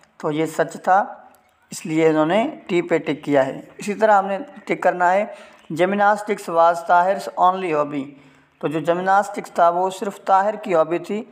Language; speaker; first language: Urdu; non-native, local second language; Sindhi